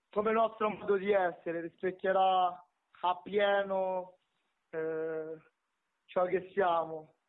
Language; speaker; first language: Italian; early bilingual, other home language; Romanian